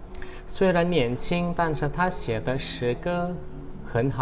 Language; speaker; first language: Chinese; non-native, fluent; Indonesian